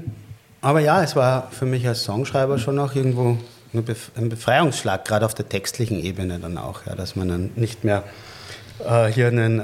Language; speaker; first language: German; native; German